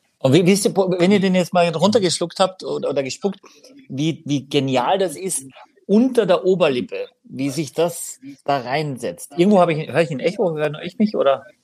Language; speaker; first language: German; native; German